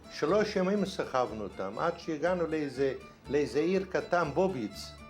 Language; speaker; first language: Hebrew; non-native, fluent; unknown